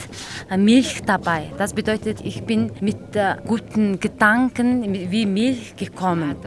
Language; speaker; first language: German; non-native, learner; Mongolian